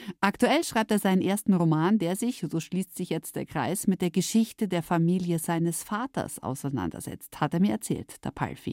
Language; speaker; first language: German; native; German